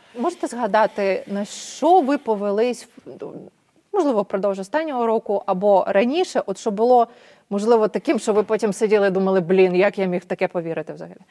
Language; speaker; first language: Ukrainian; native; Ukrainian